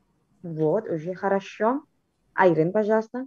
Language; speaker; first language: Russian; non-native, fluent; Indonesian